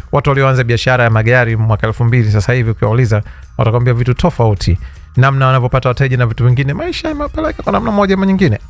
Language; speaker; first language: Swahili; native; Swahili